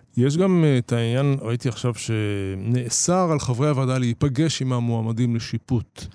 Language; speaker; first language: Hebrew; native; Hebrew